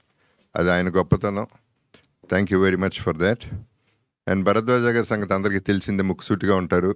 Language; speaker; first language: Telugu; native; Telugu